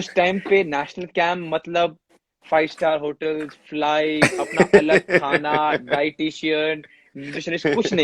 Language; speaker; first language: Hindi; native; Hindi